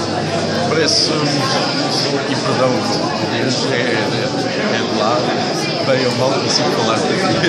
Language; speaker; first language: Portuguese; early bilingual, heritage; English